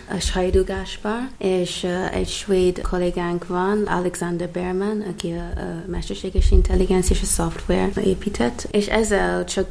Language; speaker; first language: Hungarian; non-native, fluent; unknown